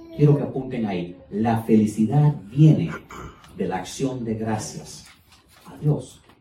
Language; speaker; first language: Spanish; early bilingual, heritage; Spanish